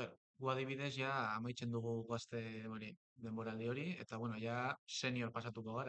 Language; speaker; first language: Basque; non-native, local second language; Spanish